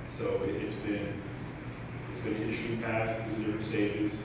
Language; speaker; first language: English; native; English